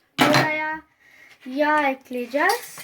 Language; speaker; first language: Turkish; non-native, learner; Hindi